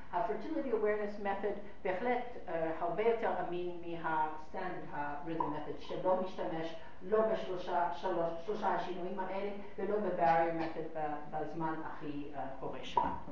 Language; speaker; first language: Hebrew; non-native, fluent; English